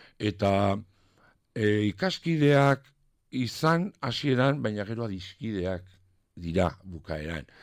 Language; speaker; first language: Basque; non-native, local second language; French